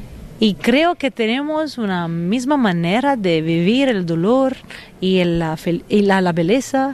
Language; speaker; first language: Spanish; non-native, fluent; Italian